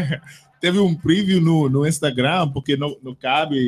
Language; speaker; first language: Portuguese; non-native, fluent; English